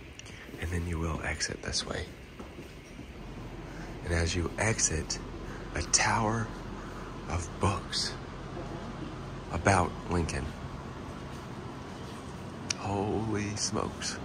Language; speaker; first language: English; native; English